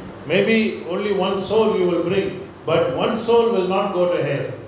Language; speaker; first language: English; non-native, local second language; Tamil